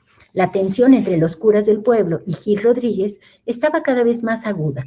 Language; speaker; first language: Spanish; native; Spanish